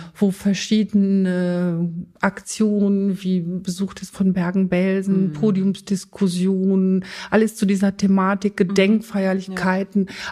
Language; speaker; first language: German; early bilingual, other home language; Turkish